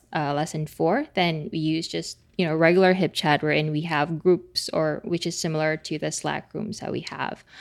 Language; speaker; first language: English; non-native, local second language; Filipino